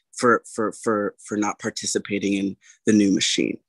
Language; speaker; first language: English; native; English